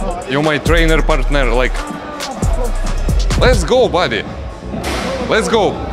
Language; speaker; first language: English; non-native, learner; Russian